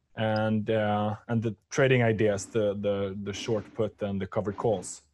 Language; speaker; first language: English; non-native, fluent; Swedish